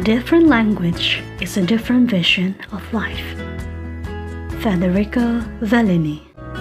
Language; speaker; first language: English; non-native, fluent; Indonesian